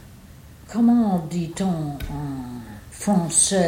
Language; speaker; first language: French; non-native, fluent; English